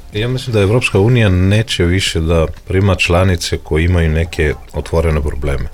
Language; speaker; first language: Serbian; non-native, fluent; Greek